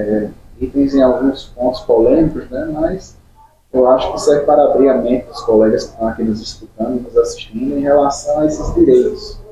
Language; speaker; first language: Portuguese; native; Portuguese